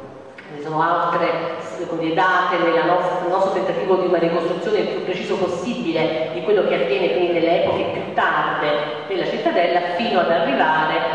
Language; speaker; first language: Italian; native; Italian